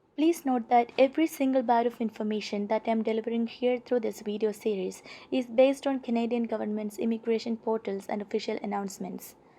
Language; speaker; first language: English; non-native, local second language; Malayalam